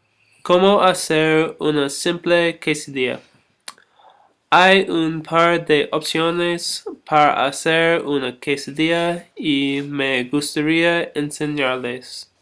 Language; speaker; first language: Spanish; non-native, learner; English